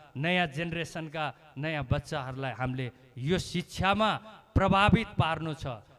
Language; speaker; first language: Nepali; native; Nepali